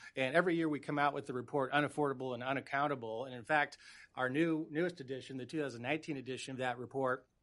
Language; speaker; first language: English; native; English